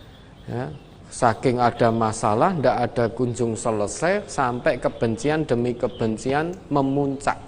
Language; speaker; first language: Indonesian; non-native, local second language; Javanese